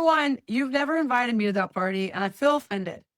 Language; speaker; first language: English; native; English